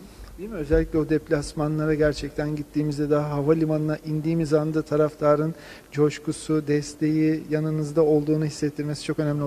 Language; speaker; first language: Turkish; native; Turkish